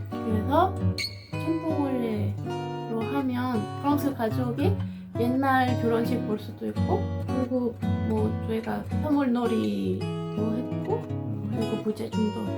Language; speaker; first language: Korean; non-native, fluent; French